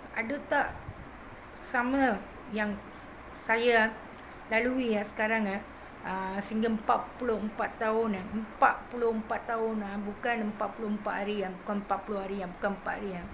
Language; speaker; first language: Malay; non-native, local second language; Tamil